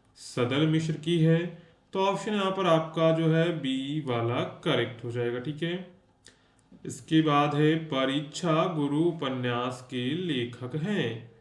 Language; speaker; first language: Hindi; native; Hindi